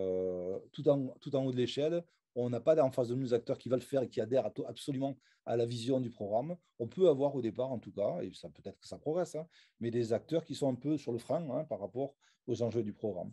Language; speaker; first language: French; native; French